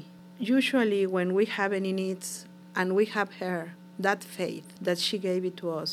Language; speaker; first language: English; non-native, learner; Spanish